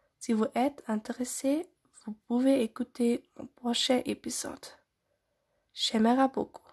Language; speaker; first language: French; non-native, learner; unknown